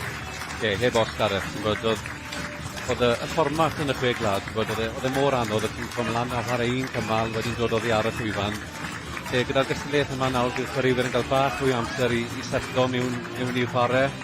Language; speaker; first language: Welsh; native; Welsh